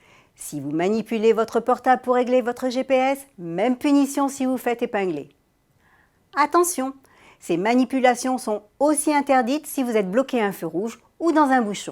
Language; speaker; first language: French; native; French